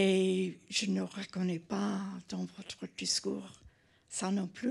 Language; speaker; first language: French; non-native, fluent; English